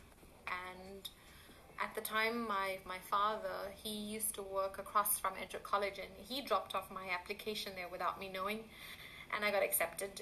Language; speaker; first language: English; native; English